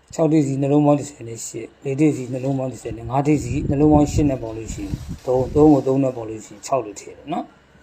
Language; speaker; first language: Burmese; native; Burmese